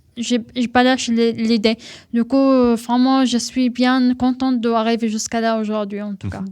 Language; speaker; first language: French; non-native, fluent; Arabic